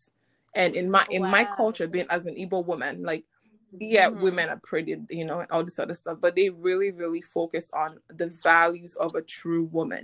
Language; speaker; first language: English; non-native, local second language; Igbo